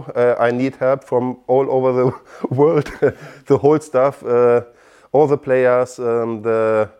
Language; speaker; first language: English; non-native, fluent; German